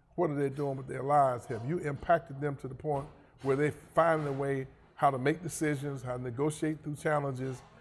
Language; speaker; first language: English; native; English